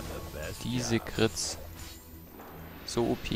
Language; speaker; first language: German; native; German